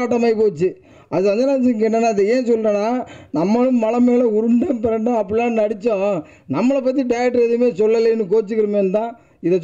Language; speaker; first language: Tamil; native; Tamil